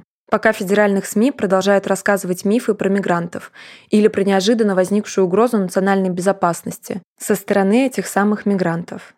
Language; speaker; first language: Russian; native; Russian